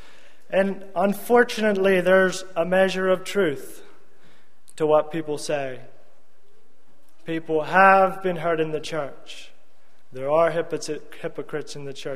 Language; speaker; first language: English; native; English